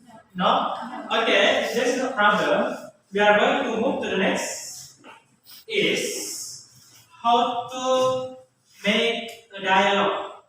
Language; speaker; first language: English; non-native, learner; Indonesian